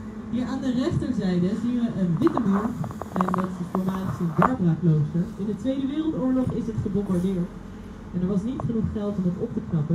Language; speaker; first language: Dutch; native; Dutch